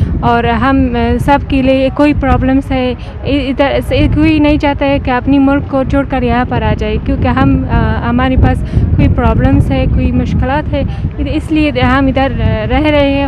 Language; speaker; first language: Hindi; non-native, local second language; Persian